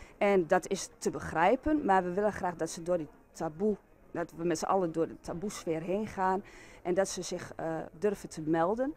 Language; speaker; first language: Dutch; native; Dutch